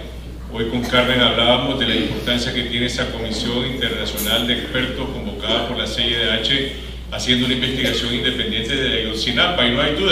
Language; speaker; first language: Spanish; native; Spanish